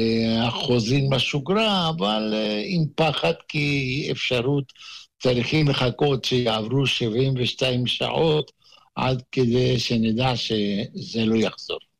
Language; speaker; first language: Hebrew; non-native, fluent; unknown